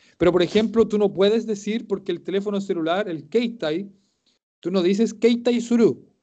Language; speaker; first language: Spanish; native; Spanish